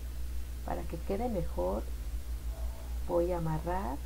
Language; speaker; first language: Spanish; native; Spanish